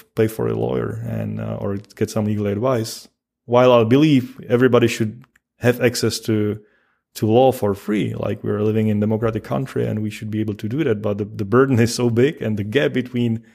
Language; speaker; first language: English; non-native, fluent; Czech